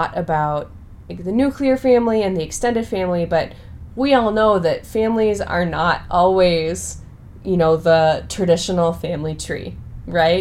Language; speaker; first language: English; native; English